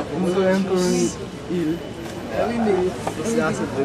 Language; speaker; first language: French; non-native, fluent; Romanian